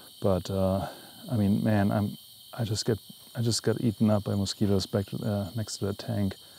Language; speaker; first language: English; native; English